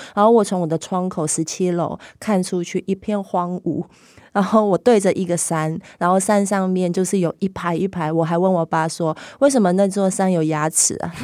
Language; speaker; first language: Chinese; non-native, local second language; Cantonese